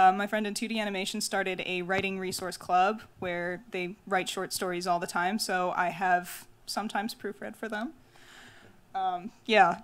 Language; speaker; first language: English; native; English